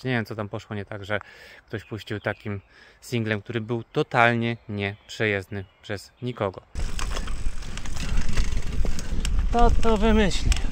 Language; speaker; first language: Polish; native; Polish